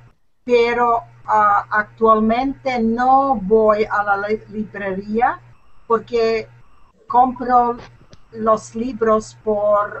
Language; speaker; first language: Spanish; non-native, learner; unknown